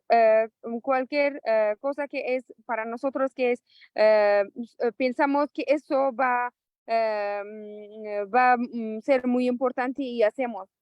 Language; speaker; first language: Spanish; non-native, local second language; Persian